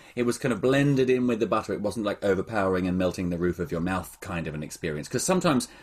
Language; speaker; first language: English; native; English